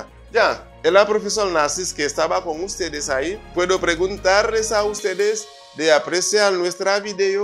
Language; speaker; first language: Spanish; non-native, fluent; Haitian Creole